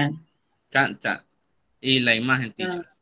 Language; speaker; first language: English; non-native, learner; Spanish